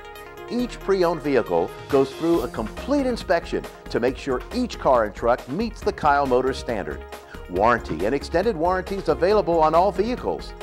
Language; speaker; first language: English; native; English